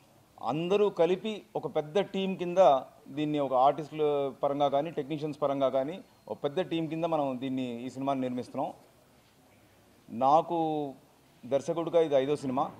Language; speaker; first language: Telugu; native; Telugu